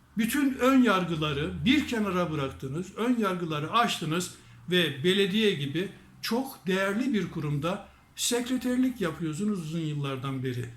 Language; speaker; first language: Turkish; native; Turkish